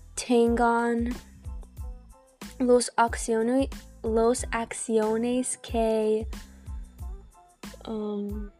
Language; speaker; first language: Spanish; non-native, learner; English